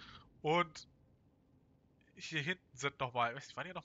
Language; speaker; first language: German; native; German